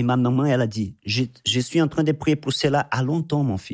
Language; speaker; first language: French; non-native, fluent; Portuguese